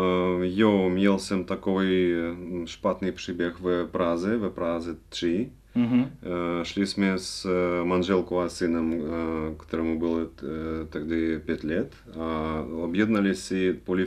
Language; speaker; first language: Czech; non-native, learner; Russian